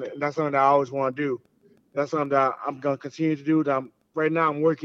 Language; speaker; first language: English; early bilingual, other home language; Haitian Creole